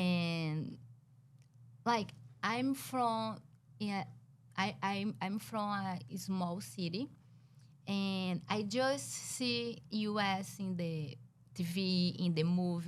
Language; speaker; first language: English; non-native, learner; Portuguese